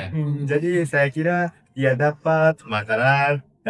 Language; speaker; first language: Indonesian; non-native, learner; Japanese